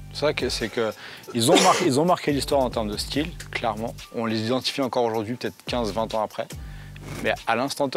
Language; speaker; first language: French; native; French